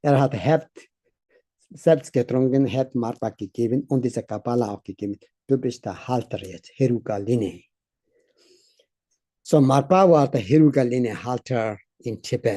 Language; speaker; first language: German; non-native, learner; Tibetan